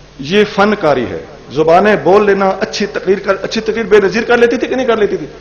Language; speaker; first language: Urdu; non-native, local second language; Punjabi